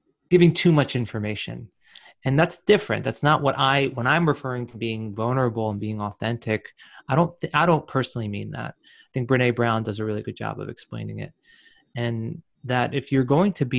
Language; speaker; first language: English; native; English